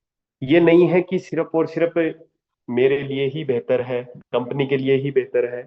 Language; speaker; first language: Hindi; native; Hindi